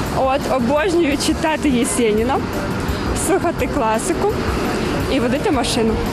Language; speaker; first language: Ukrainian; native; Ukrainian